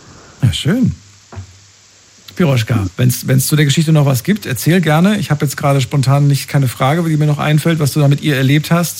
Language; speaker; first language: German; native; German